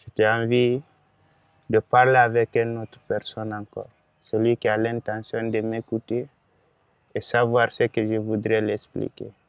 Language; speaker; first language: French; non-native, local second language; Fula